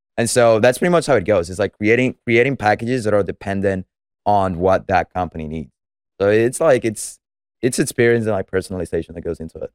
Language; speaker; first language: English; non-native, fluent; Spanish